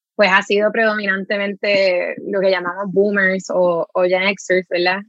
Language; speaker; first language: Spanish; native; Spanish